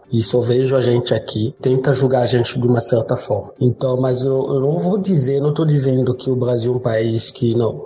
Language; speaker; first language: Portuguese; non-native, fluent; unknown